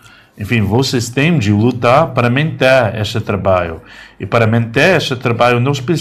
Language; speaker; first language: Portuguese; non-native, learner; English